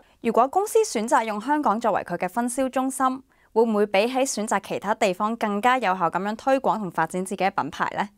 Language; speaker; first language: Cantonese; native; Cantonese